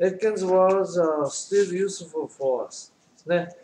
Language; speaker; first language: English; non-native, fluent; Japanese